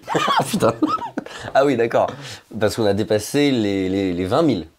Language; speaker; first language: French; native; French